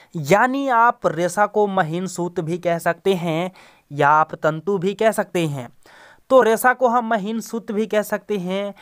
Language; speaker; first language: Hindi; native; Hindi